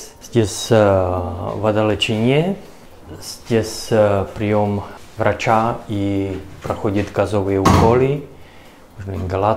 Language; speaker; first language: Russian; non-native, learner; Czech